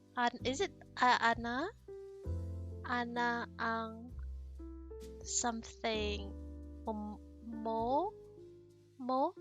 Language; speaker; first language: Filipino; non-native, learner; English